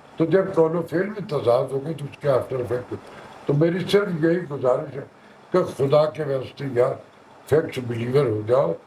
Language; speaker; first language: Urdu; non-native, local second language; Punjabi